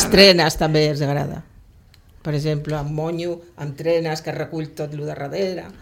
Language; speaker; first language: Catalan; native; Catalan